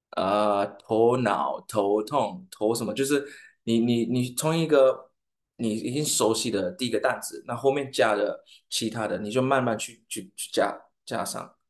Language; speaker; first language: Chinese; non-native, fluent; English